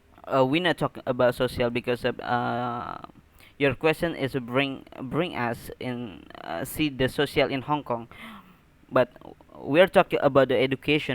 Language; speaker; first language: English; non-native, learner; Indonesian